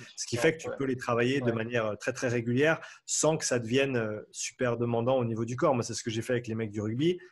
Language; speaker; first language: French; native; French